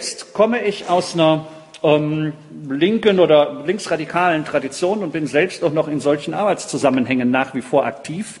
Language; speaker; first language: German; native; German